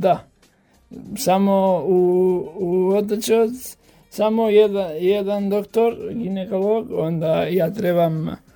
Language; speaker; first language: Croatian; non-native, learner; Catalan